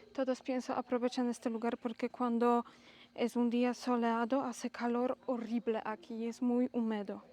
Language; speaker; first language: Spanish; non-native, learner; Polish